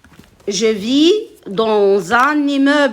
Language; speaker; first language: French; non-native, local second language; Arabic